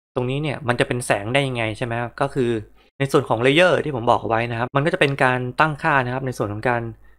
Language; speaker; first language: Thai; native; Thai